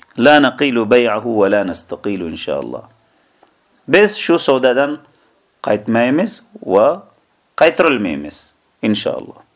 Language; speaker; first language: Uzbek; native; Uzbek